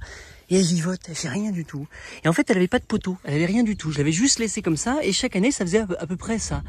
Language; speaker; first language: French; native; French